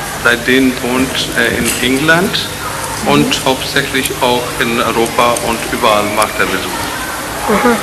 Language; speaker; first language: German; non-native, learner; Urdu